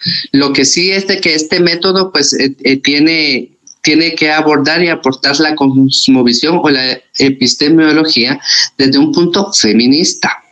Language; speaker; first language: Spanish; native; Spanish